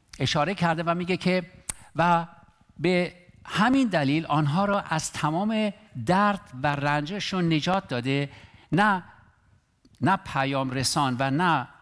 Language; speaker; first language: Persian; non-native, local second language; Armenian